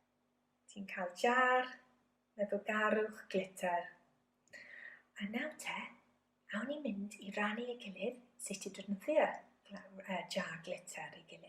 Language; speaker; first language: Welsh; non-native, local second language; English